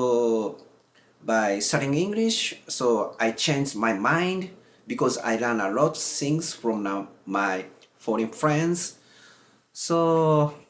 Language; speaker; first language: English; non-native, learner; Japanese